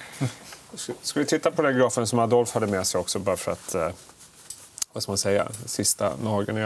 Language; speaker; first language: Swedish; native; Swedish